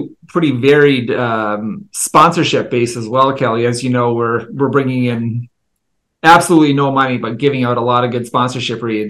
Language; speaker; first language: English; native; English